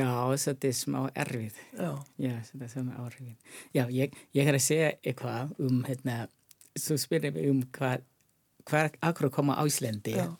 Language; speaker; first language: Icelandic; non-native, learner; Thai